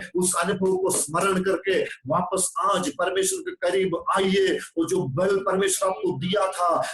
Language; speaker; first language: Hindi; non-native, local second language; Malayalam